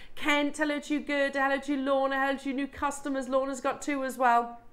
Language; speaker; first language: English; native; English